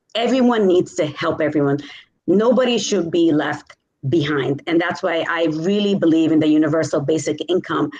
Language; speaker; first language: English; native; English